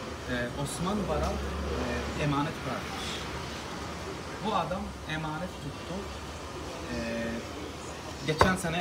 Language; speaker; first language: Turkish; non-native, learner; Arabic